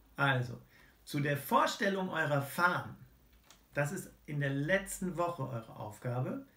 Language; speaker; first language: German; native; German